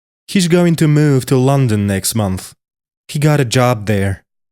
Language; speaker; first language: English; non-native, fluent; Polish